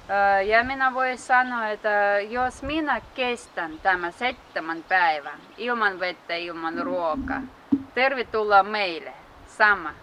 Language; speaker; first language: Finnish; non-native, learner; Russian